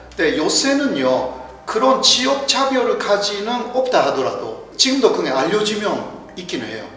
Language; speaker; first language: Korean; non-native, fluent; Japanese